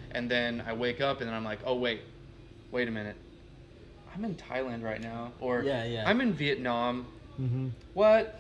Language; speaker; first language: English; native; English